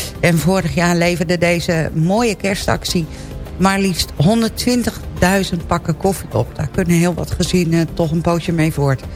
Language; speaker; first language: Dutch; native; Dutch